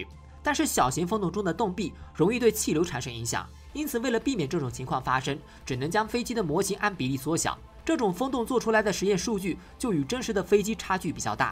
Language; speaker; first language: Chinese; native; Chinese